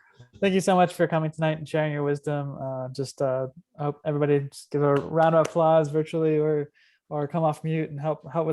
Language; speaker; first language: English; native; English